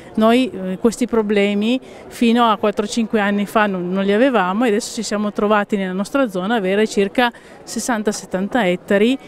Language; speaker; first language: Italian; native; Italian